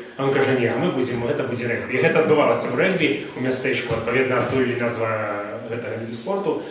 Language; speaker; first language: Belarusian; non-native, local second language; Russian